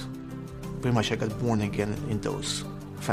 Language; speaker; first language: English; non-native, fluent; Russian